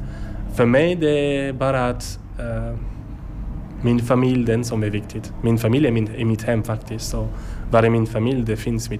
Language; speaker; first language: Swedish; non-native, learner; French